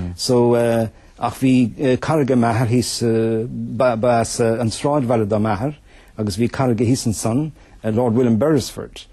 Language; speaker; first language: Irish; native; Irish